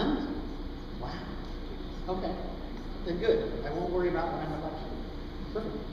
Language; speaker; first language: English; native; English